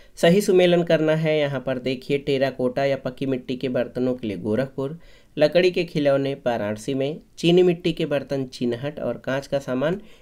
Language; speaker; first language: Hindi; native; Hindi